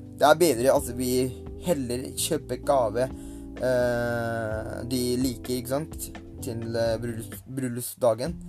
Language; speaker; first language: Norwegian; non-native, learner; Thai